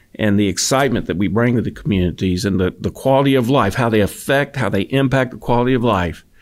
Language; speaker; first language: English; native; English